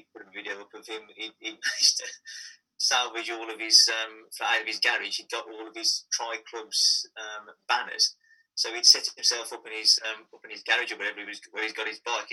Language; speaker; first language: English; native; English